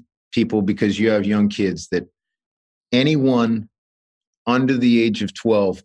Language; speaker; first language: English; native; English